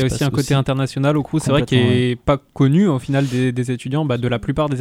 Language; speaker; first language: French; native; French